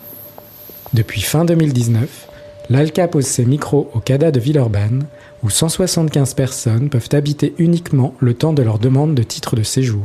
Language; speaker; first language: French; native; French